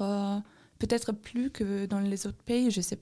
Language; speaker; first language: French; non-native, fluent; German